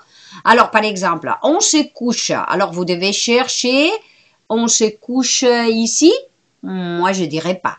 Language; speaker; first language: French; non-native, fluent; Spanish